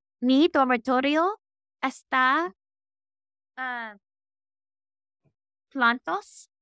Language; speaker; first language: Spanish; non-native, learner; English